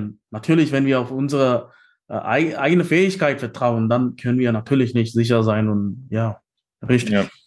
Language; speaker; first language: German; non-native, learner; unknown